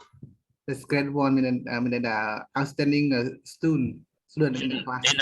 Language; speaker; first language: English; non-native, learner; Khmer